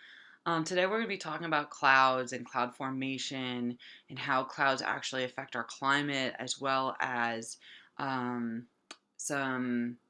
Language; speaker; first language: English; native; English